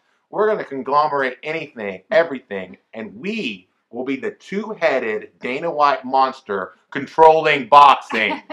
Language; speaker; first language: English; native; English